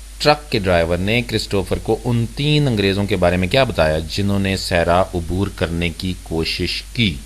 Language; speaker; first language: Urdu; native; Urdu